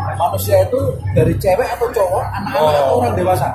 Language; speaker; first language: Indonesian; native; Indonesian